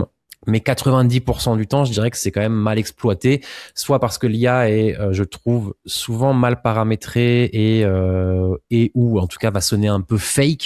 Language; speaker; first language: French; native; French